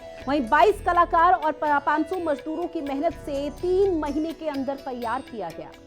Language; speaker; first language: Hindi; native; Hindi